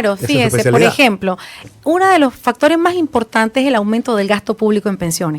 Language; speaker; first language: Spanish; native; Spanish